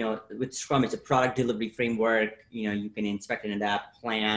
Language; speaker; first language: English; non-native, local second language; Nepali